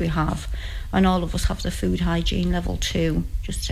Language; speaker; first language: English; native; English